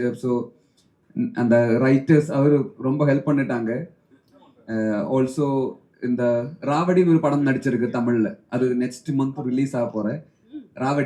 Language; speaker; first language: Tamil; non-native, learner; Malayalam